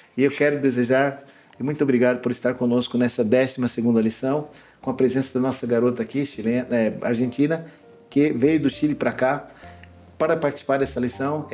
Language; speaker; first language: Portuguese; native; Portuguese